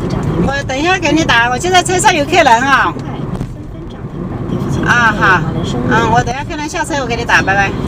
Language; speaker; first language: Chinese; non-native, local second language; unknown